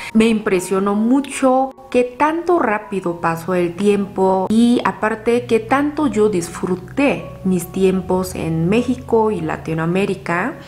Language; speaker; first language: Spanish; non-native, fluent; Korean